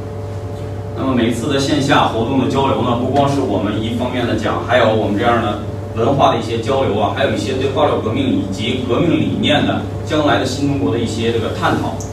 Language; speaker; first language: Chinese; native; Chinese